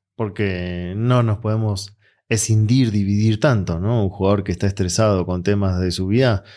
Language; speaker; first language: Spanish; native; Spanish